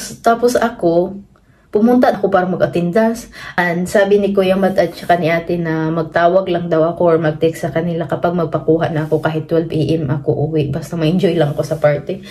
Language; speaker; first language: Filipino; non-native, local second language; Cebuano